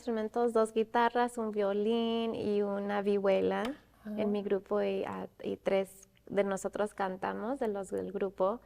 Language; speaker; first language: Spanish; early bilingual, other home language; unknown